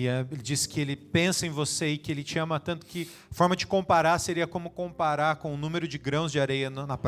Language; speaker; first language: Portuguese; native; Portuguese